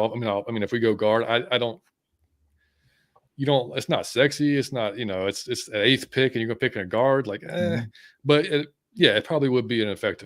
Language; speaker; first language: English; native; English